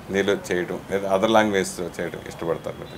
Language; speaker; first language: Telugu; native; Telugu